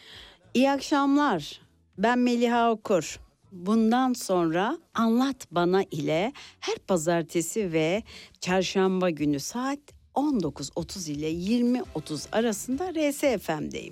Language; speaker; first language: Turkish; native; Turkish